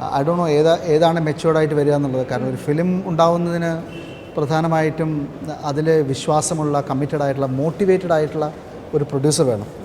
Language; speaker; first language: Malayalam; native; Malayalam